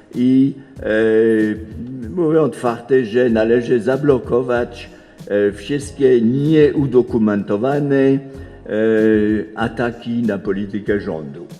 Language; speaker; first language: Polish; non-native, fluent; French